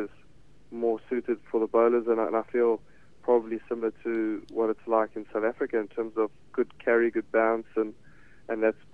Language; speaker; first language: English; native; English